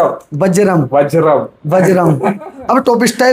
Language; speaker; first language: Malayalam; non-native, local second language; Hindi